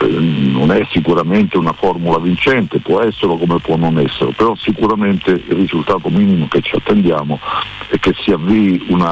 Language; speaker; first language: Italian; native; Italian